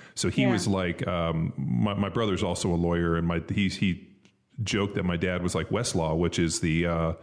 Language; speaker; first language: English; native; English